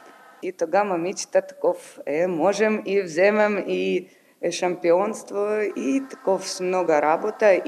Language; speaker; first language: Bulgarian; non-native, learner; Ukrainian